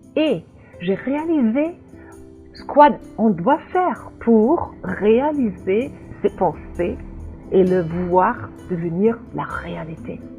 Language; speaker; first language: French; non-native, learner; German